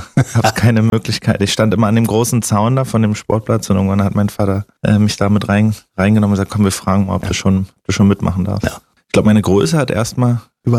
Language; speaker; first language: German; native; German